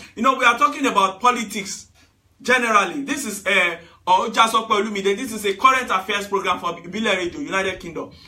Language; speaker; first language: English; non-native, local second language; Yoruba